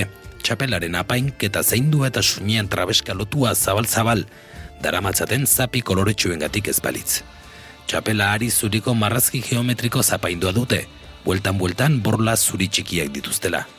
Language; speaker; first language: Basque; native; Basque